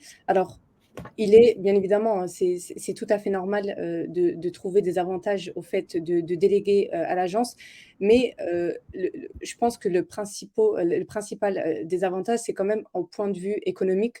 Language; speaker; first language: French; native; French